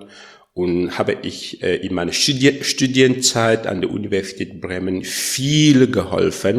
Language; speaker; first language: German; non-native, learner; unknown